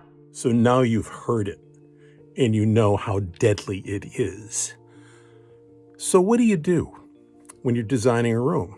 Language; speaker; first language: English; native; English